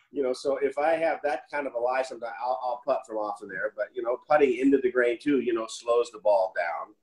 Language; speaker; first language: English; native; English